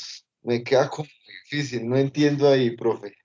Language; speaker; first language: Spanish; native; Spanish